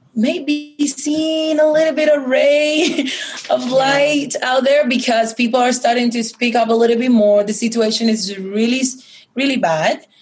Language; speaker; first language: English; non-native, fluent; Spanish